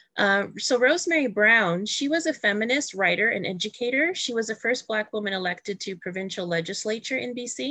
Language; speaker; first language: English; native; English